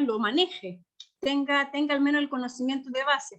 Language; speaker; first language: Spanish; native; Spanish